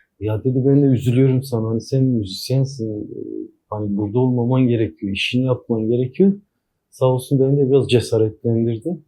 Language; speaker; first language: Turkish; non-native, local second language; Kurdish